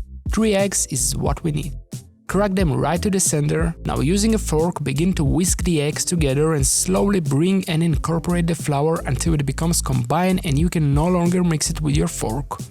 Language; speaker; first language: English; non-native, fluent; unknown